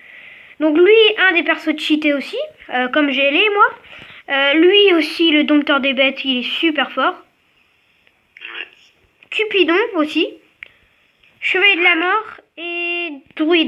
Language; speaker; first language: French; native; French